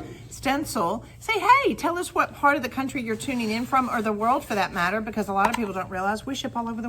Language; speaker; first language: English; native; English